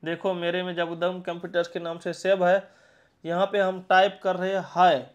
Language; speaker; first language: Hindi; non-native, local second language; Marathi